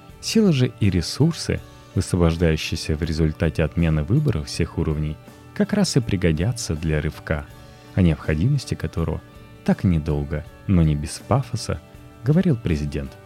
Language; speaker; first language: Russian; native; Russian